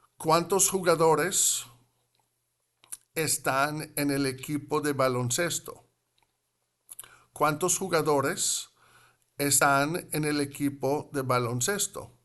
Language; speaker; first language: Spanish; non-native, fluent; English